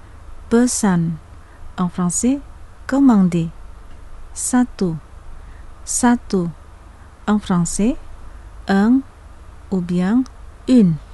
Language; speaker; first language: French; non-native, fluent; Indonesian